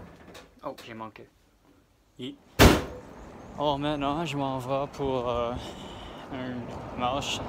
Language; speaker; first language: French; non-native, learner; English